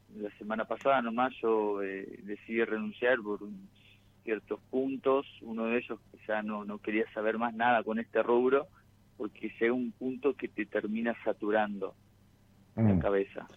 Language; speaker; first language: Spanish; native; Spanish